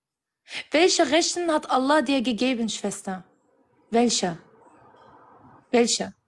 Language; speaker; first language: German; non-native, fluent; Arabic